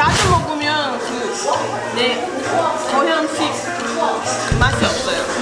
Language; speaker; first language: Korean; non-native, learner; Portuguese